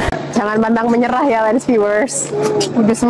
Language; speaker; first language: Indonesian; native; Indonesian